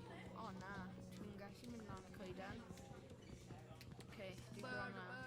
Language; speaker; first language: Welsh; non-native, local second language; English